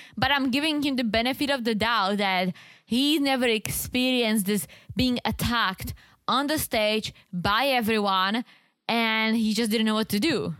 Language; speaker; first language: English; non-native, fluent; Czech